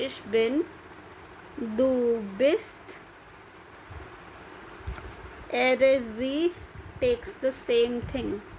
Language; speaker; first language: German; non-native, fluent; Hindi